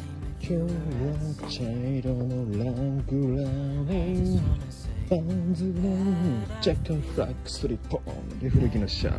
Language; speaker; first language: Japanese; native; Japanese